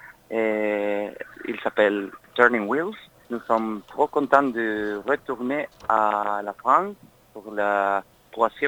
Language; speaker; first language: French; non-native, learner; Spanish